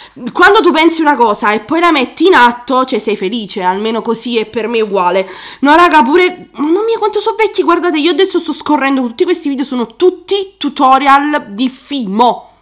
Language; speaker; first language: Italian; native; Italian